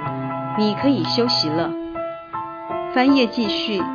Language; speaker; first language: Chinese; native; Chinese